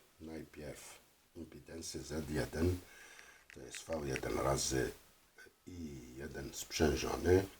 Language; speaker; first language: Polish; non-native, learner; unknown